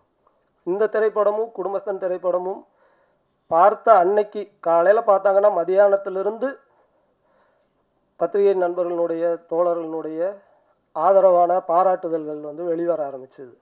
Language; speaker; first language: Tamil; native; Tamil